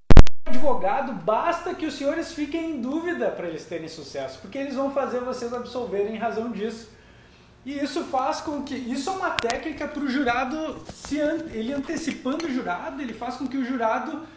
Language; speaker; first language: Portuguese; native; Portuguese